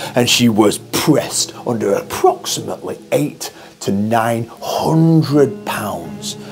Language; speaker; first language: English; native; English